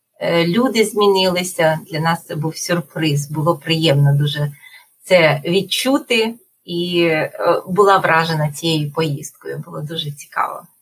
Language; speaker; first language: Ukrainian; native; Ukrainian